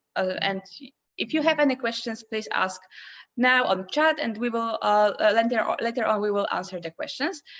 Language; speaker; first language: English; non-native, fluent; Polish